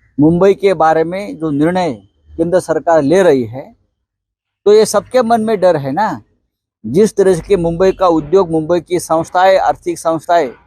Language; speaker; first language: Hindi; non-native, local second language; Marathi